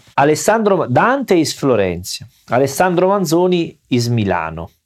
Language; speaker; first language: Russian; non-native, learner; Italian